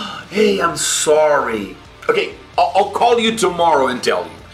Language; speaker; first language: English; non-native, fluent; Portuguese